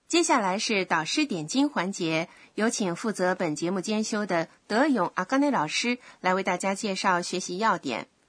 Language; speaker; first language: Chinese; native; Chinese